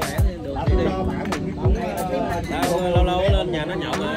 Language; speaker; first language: Vietnamese; native; Vietnamese